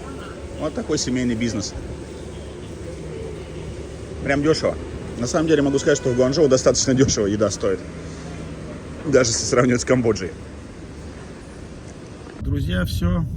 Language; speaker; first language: Russian; native; Russian